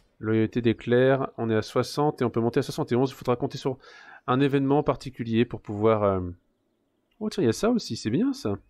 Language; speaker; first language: French; native; French